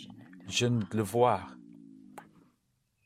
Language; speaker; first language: French; non-native, learner; English